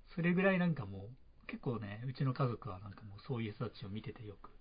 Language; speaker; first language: Japanese; native; Japanese